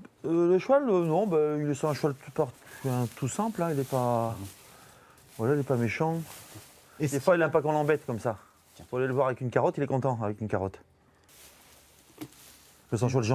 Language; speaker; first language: French; native; French